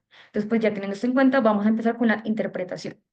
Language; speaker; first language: Spanish; native; Spanish